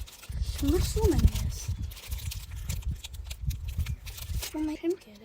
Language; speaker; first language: Armenian; early bilingual, heritage; Armenian